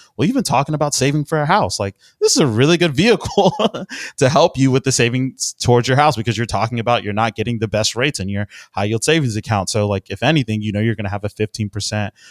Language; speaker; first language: English; native; English